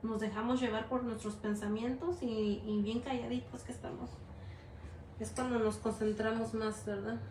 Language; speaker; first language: Spanish; early bilingual, heritage; Spanish